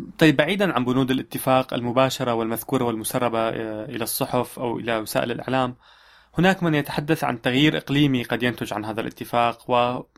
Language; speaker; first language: Arabic; native; Arabic